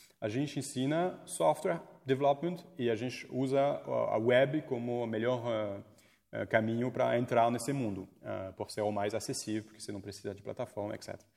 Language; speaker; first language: Portuguese; non-native, fluent; French